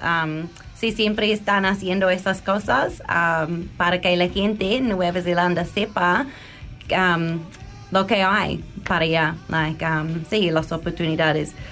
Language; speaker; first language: Spanish; non-native, learner; English